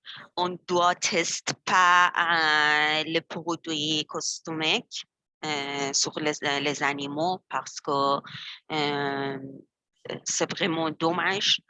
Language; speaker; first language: French; non-native, learner; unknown